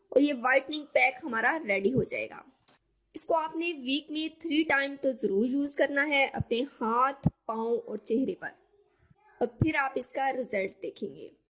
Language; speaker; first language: Urdu; native; Urdu